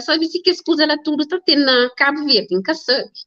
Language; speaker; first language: Portuguese; non-native, learner; Kabuverdianu